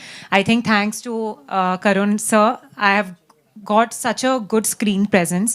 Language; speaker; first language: Telugu; non-native, learner; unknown